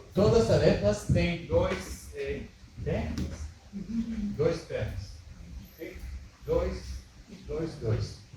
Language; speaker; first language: Portuguese; early bilingual, heritage; Hebrew